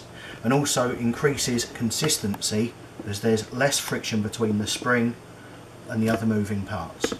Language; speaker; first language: English; native; English